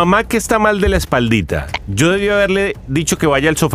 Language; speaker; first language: Spanish; native; Spanish